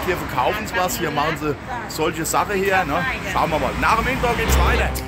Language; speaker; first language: German; native; German